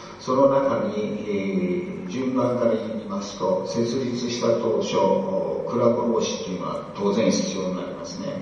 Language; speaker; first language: Japanese; native; Japanese